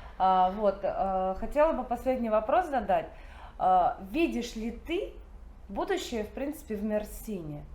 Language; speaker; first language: Russian; native; Russian